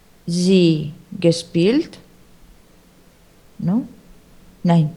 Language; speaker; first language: German; non-native, learner; Spanish